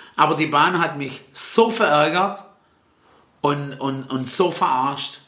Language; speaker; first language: German; early bilingual, other home language; Italian